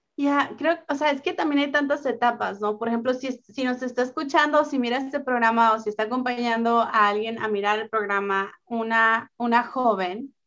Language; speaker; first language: Spanish; native; Spanish